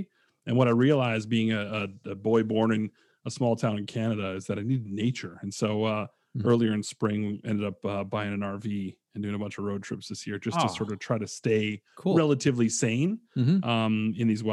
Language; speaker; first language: English; native; English